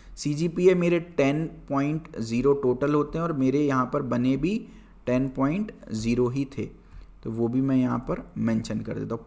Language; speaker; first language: Hindi; native; Hindi